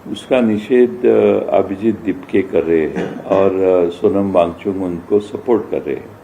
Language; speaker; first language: Hindi; non-native, local second language; Marathi